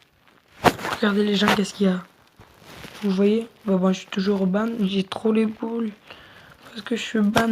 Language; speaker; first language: French; native; French